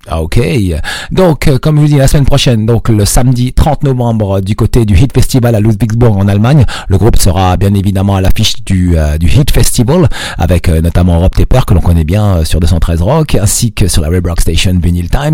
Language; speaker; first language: French; non-native, local second language; Arabic